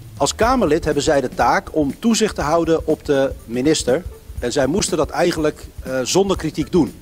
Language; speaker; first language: Dutch; early bilingual, other home language; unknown